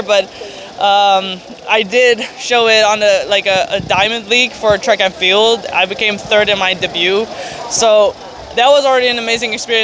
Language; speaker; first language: English; non-native, fluent; Dutch